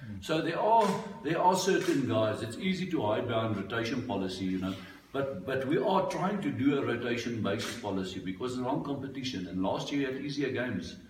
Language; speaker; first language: English; non-native, local second language; Afrikaans